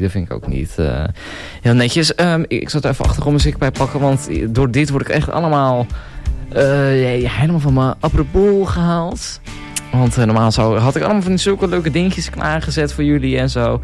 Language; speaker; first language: Dutch; native; Dutch